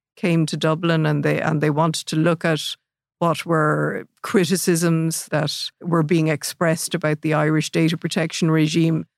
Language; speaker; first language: English; native; English